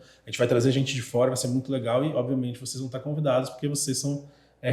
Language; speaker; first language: Portuguese; native; Portuguese